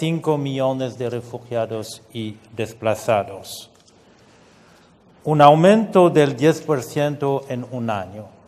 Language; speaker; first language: Spanish; non-native, fluent; French